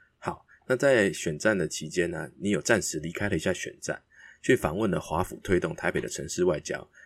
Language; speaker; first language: Chinese; native; Chinese